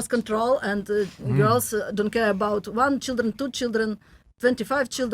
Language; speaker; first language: English; non-native, learner; Russian